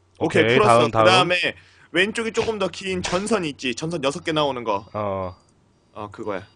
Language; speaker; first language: Korean; native; Korean